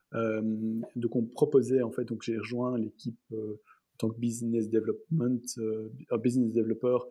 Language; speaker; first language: French; native; French